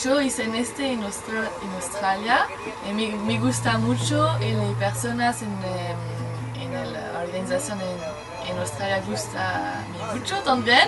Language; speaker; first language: Spanish; non-native, learner; French